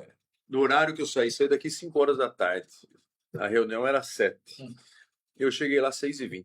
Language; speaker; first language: Portuguese; native; Portuguese